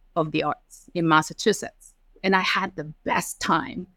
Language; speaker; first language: English; early bilingual, other home language; Japanese